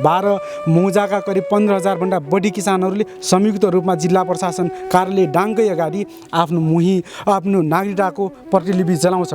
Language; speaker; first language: Nepali; non-native, local second language; Dangaura Tharu